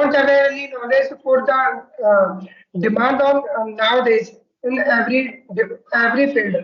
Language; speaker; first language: English; non-native, learner; Hindi